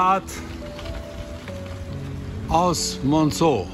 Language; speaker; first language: German; native; German